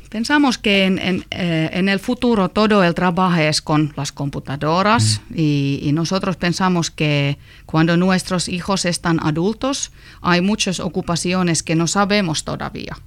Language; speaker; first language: Spanish; non-native, learner; Finnish